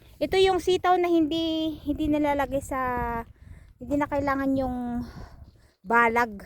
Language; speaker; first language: Filipino; non-native, local second language; Iloko